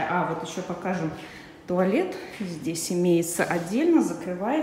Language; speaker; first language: Russian; native; Russian